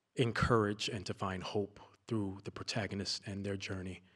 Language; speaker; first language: English; native; English